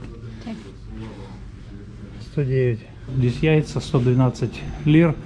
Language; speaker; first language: Russian; native; Russian